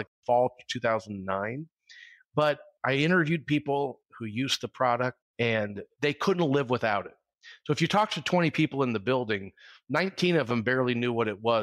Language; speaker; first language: English; native; English